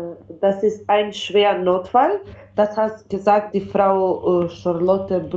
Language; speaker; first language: German; non-native, learner; Macedonian